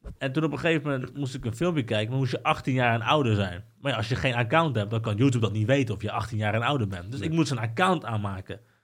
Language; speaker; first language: Dutch; early bilingual, other home language; Spanish